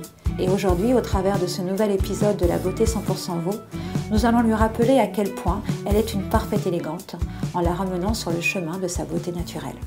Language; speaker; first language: French; native; French